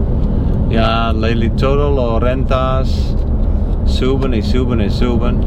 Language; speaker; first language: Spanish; non-native, learner; English